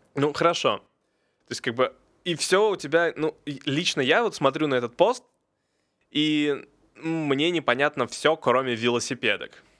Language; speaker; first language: Russian; native; Russian